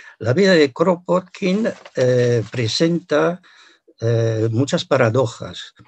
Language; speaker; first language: Spanish; non-native, fluent; French